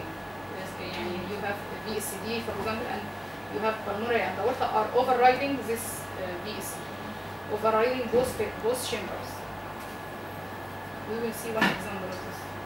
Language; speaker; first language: English; non-native, fluent; Arabic